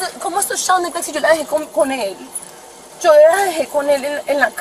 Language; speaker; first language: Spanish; early bilingual, heritage; Spanish